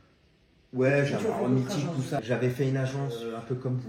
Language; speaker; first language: French; native; French